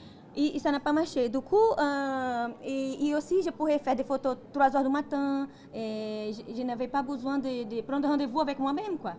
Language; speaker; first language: French; non-native, fluent; Portuguese